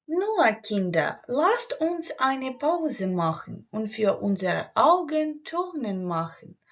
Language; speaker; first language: German; non-native, learner; Ukrainian